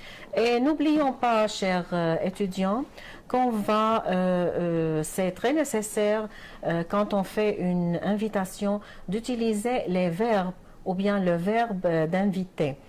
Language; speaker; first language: French; non-native, fluent; Arabic